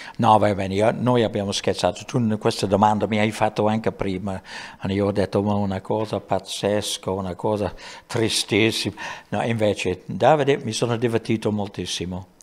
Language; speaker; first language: Italian; non-native, fluent; English